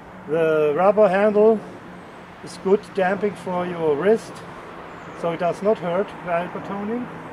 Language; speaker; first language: English; non-native, fluent; German